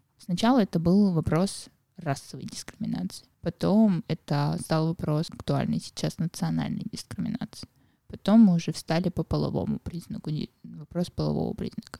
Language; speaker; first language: Russian; native; Russian